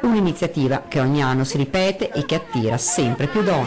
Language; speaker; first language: Italian; native; Italian